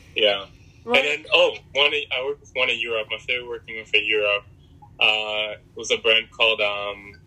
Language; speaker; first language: English; early bilingual, other home language; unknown